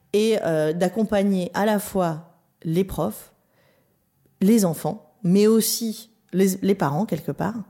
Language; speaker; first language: French; native; French